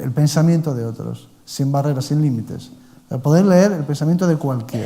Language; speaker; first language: Spanish; native; Spanish